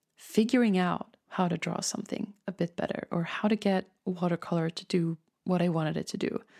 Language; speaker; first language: English; non-native, fluent; Swedish